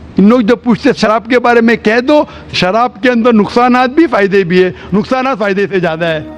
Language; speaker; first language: Urdu; non-native, local second language; Konkani